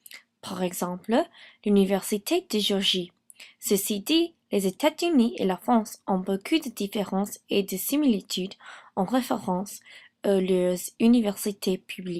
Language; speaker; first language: French; non-native, learner; English